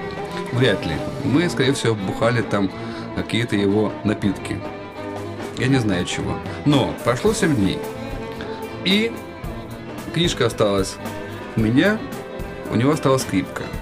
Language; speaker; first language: Russian; native; Russian